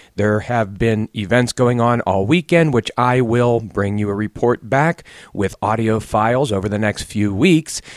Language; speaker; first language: English; native; English